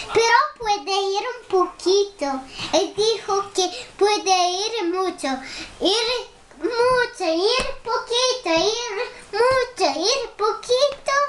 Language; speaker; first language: Spanish; early bilingual, heritage; Spanish